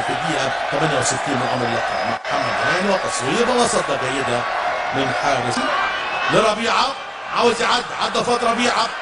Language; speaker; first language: Arabic; native; Arabic